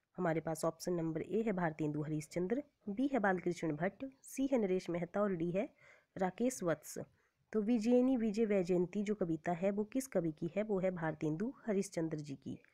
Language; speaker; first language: Hindi; native; Hindi